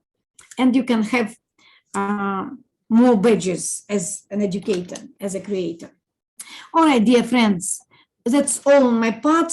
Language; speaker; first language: English; non-native, fluent; Russian